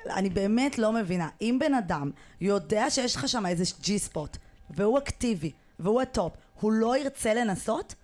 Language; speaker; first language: Hebrew; native; Hebrew